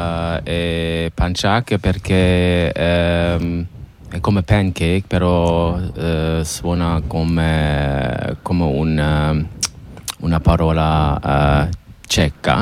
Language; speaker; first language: Italian; non-native, learner; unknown